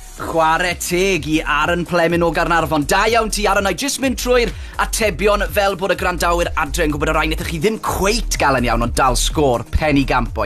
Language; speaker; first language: Welsh; native; Welsh